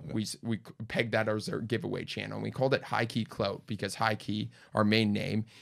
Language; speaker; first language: English; native; English